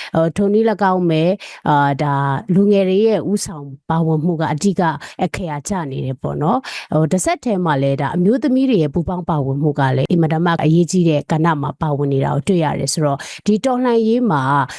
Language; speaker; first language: Burmese; native; Burmese